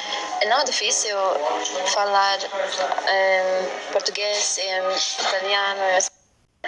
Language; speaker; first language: Portuguese; non-native, learner; Latvian